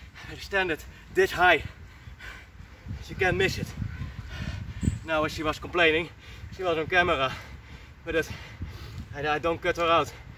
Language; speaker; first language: English; non-native, fluent; Dutch